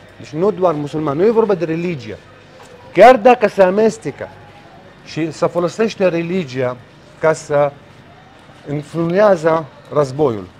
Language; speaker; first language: Romanian; non-native, fluent; Arabic